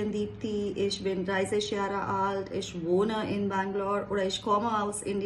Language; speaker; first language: German; non-native, fluent; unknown